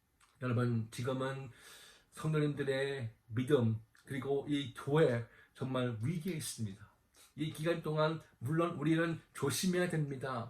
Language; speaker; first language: Korean; native; Korean